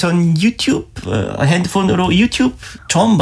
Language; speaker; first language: Korean; non-native, learner; German